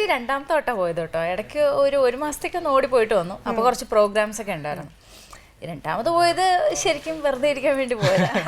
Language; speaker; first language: Malayalam; native; Malayalam